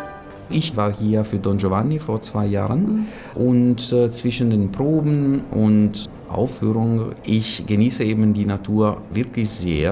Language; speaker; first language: German; non-native, fluent; Italian